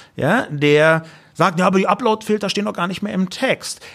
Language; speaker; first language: German; native; German